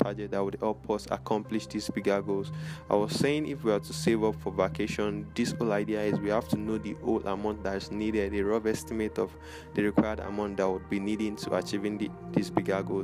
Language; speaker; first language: English; non-native, local second language; Yoruba